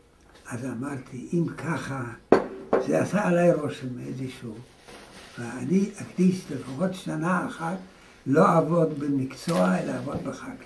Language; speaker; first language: Hebrew; non-native, fluent; German